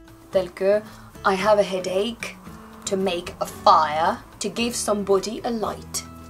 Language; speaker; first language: English; non-native, fluent; French